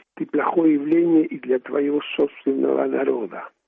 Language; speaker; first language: Russian; non-native, fluent; Spanish